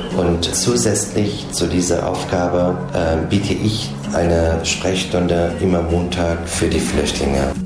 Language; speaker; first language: German; non-native, fluent; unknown